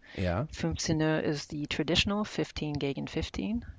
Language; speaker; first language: German; non-native, learner; English